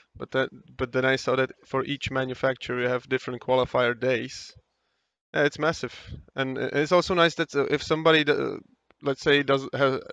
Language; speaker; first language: English; non-native, fluent; Czech